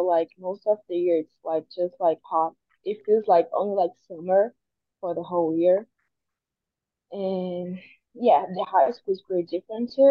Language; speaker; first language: English; non-native, fluent; Portuguese